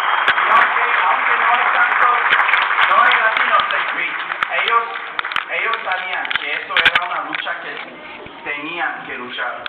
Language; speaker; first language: Spanish; early bilingual, heritage; Spanish